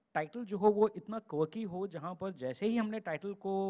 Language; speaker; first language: Hindi; native; Hindi